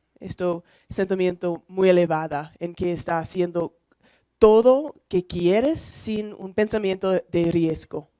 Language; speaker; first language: Spanish; non-native, learner; English